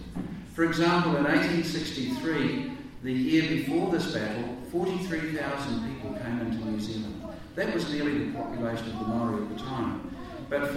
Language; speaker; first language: English; native; English